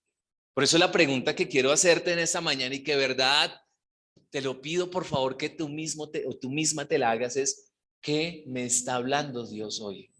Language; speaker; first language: Spanish; native; Spanish